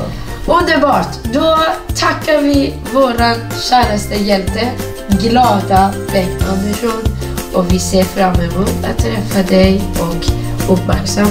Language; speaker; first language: Swedish; non-native, fluent; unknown